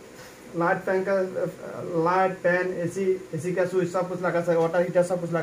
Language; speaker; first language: Hindi; non-native, fluent; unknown